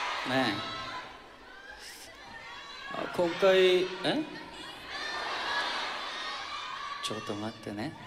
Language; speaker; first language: Japanese; non-native, fluent; Korean